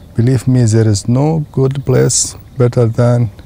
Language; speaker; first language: English; non-native, learner; Arabic